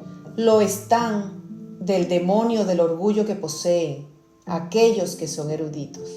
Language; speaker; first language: Spanish; native; Spanish